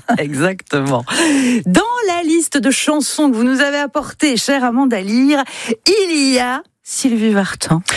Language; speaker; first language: French; native; French